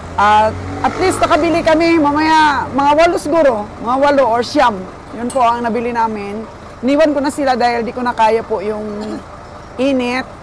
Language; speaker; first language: Filipino; non-native, local second language; Cebuano